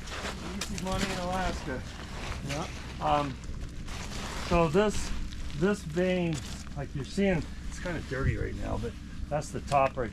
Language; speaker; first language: English; native; English